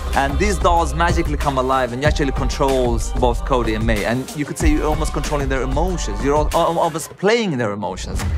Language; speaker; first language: English; early bilingual, other home language; Arabic